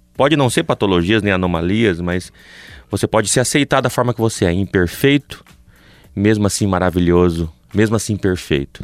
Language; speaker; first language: Portuguese; native; Portuguese